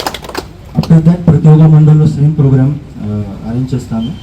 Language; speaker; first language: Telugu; non-native, learner; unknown